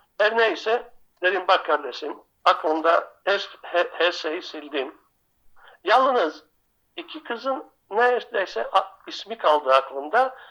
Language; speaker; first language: Turkish; non-native, local second language; Greek